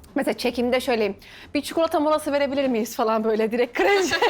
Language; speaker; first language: Turkish; native; Turkish